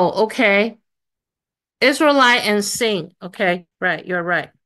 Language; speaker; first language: English; non-native, fluent; Chinese